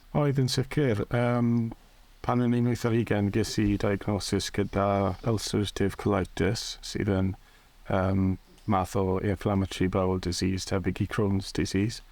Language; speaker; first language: Welsh; native; Welsh